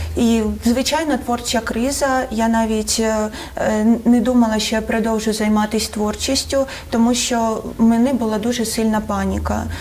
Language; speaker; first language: Ukrainian; non-native, local second language; Russian